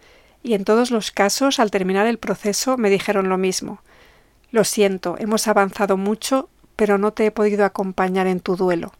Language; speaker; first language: Spanish; native; Spanish